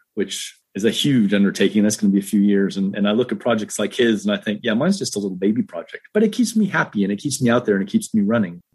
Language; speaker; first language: English; native; English